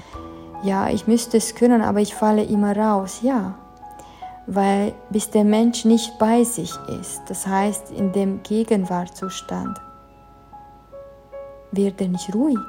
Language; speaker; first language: German; non-native, fluent; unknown